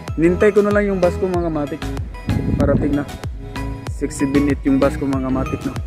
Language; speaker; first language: Filipino; non-native, local second language; Cebuano